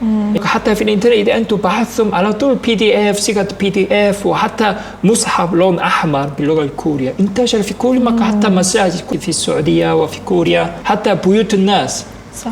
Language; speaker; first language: Arabic; non-native, fluent; Korean